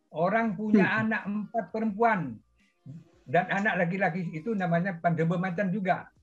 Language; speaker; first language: Indonesian; non-native, local second language; Madurese